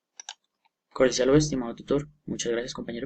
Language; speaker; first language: Spanish; native; Spanish